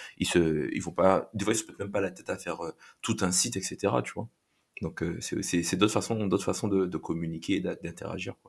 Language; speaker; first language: French; native; French